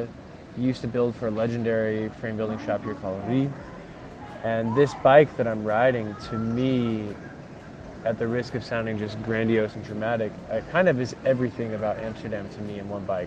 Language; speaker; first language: English; native; English